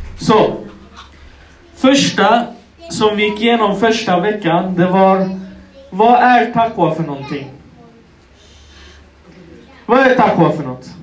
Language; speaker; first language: Swedish; non-native, local second language; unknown